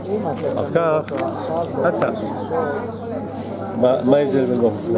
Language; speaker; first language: Hebrew; non-native, fluent; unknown